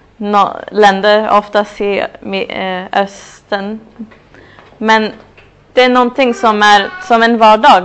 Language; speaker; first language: Swedish; non-native, fluent; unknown